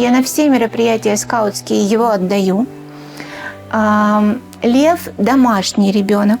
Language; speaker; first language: Russian; native; Russian